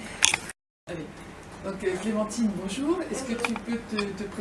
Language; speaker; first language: French; native; French